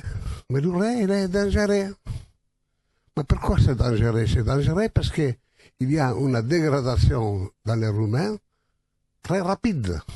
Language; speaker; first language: French; non-native, learner; Italian